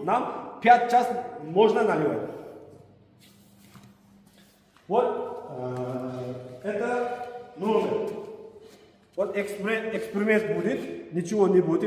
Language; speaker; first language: Russian; non-native, learner; Uzbek